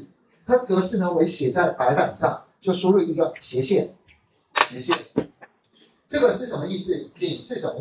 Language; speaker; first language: Chinese; native; Chinese